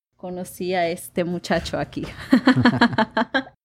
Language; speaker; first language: Spanish; native; Spanish